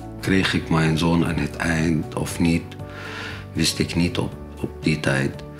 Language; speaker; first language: Dutch; non-native, learner; Arabic